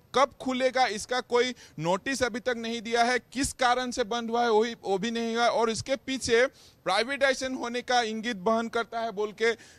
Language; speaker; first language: Hindi; non-native, local second language; Assamese